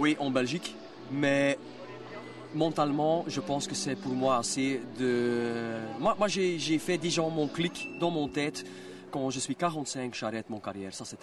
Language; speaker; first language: French; non-native, local second language; Dutch